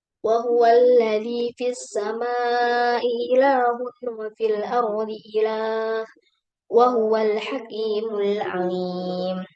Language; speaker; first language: Arabic; non-native, learner; Indonesian